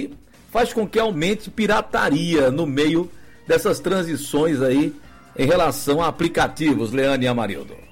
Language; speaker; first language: Portuguese; native; Portuguese